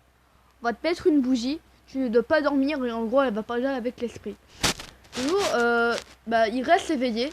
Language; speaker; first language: French; native; French